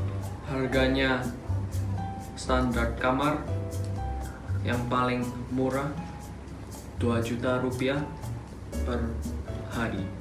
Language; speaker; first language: Indonesian; non-native, learner; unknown